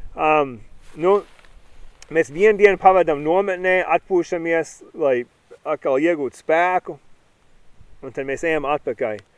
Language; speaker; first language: Latvian; early bilingual, heritage; Latvian